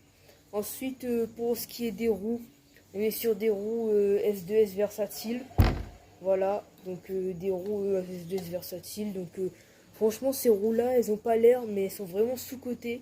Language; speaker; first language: French; native; French